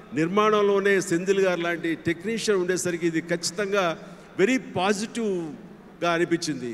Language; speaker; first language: Telugu; native; Telugu